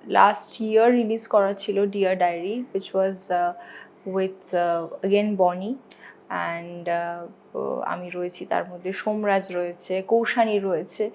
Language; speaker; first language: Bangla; non-native, local second language; Hindi